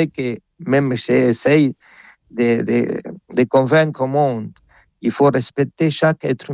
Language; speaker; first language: French; non-native, fluent; Spanish